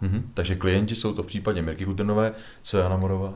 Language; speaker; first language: Czech; native; Czech